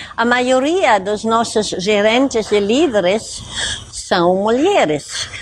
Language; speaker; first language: Portuguese; non-native, fluent; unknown